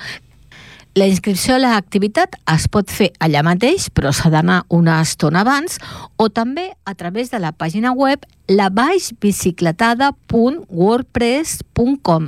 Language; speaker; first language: Catalan; native; Catalan